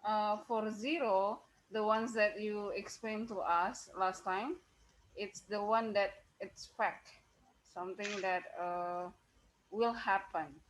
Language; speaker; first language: English; non-native, learner; Indonesian